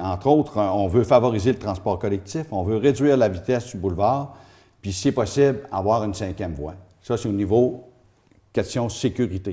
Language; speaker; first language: French; native; French